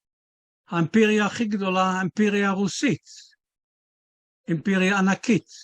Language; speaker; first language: Hebrew; non-native, fluent; Dutch